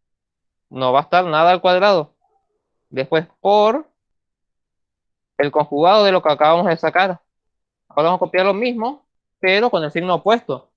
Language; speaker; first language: Spanish; native; Spanish